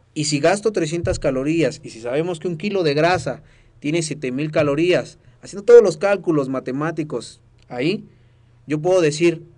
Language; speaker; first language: Spanish; native; Spanish